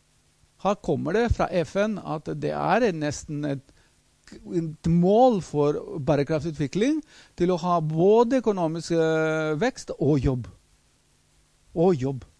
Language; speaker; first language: Norwegian; non-native, fluent; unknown